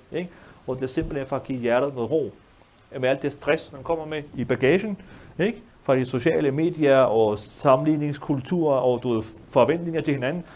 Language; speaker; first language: Danish; early bilingual, other home language; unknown